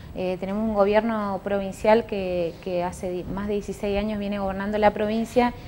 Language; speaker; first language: Spanish; native; Spanish